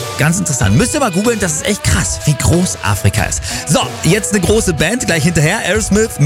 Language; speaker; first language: German; native; German